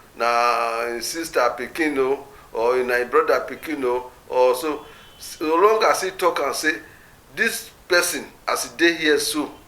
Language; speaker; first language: Nigerian Pidgin; non-native, local second language; Bini